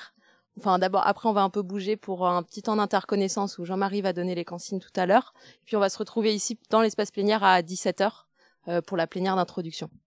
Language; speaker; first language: French; native; French